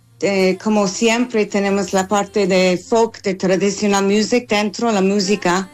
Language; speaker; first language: Spanish; non-native, learner; English